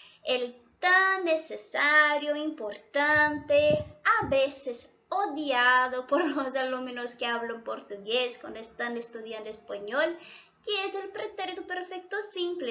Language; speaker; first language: Spanish; non-native, fluent; Portuguese